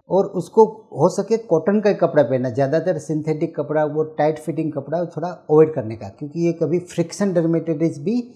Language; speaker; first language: Hindi; non-native, local second language; Gujarati